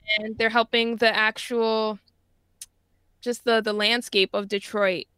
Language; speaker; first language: English; native; English